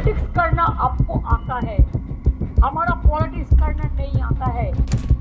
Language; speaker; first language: Hindi; non-native, local second language; Bangla